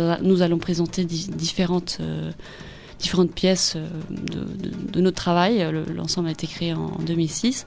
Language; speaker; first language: French; non-native, fluent; Spanish